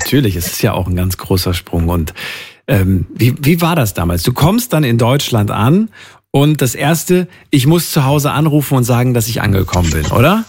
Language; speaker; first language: German; native; German